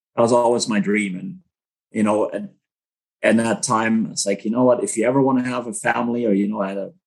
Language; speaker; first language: English; non-native, fluent; German